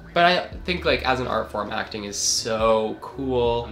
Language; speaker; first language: English; native; English